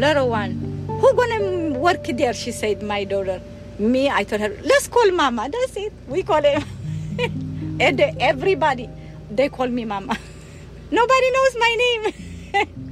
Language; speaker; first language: English; non-native, fluent; Tigrinya